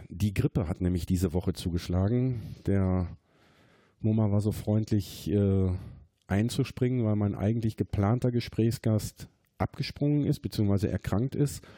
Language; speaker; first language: German; native; German